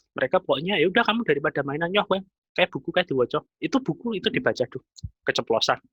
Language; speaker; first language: Indonesian; native; Indonesian